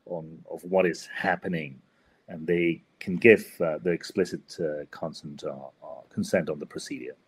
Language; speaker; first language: English; non-native, fluent; Spanish